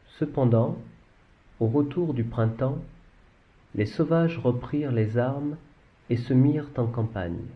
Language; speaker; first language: French; native; French